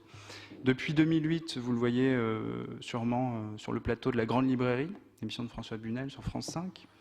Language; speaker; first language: French; native; French